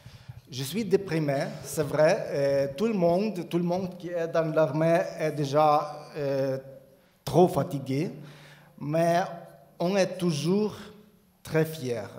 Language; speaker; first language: French; non-native, learner; Ukrainian